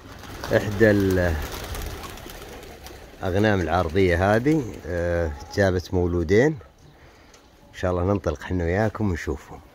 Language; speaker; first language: Arabic; native; Arabic